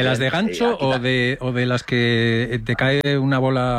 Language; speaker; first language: Spanish; native; Spanish